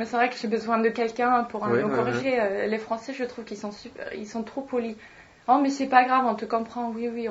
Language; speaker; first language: French; non-native, fluent; Swedish